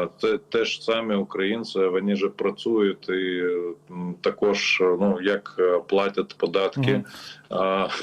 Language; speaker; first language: Ukrainian; non-native, learner; Lithuanian